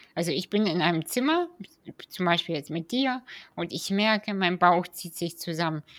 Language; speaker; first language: German; early bilingual, other home language; Russian